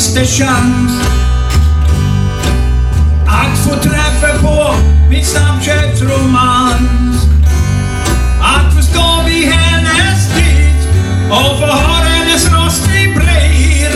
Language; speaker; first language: Swedish; native; Swedish